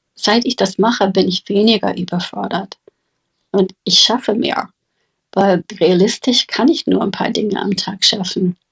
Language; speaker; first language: German; non-native, fluent; English